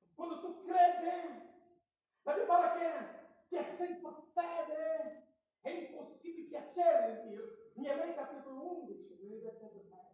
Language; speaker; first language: Italian; non-native, fluent; Portuguese